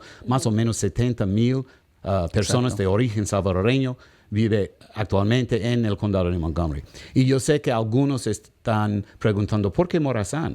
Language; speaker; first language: Spanish; non-native, learner; English